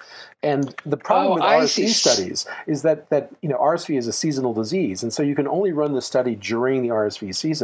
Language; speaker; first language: English; native; English